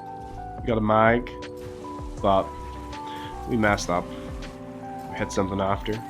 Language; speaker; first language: English; native; English